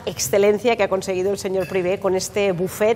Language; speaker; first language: Spanish; native; Spanish